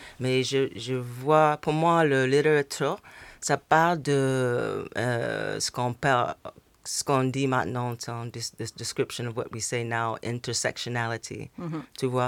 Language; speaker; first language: French; non-native, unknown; English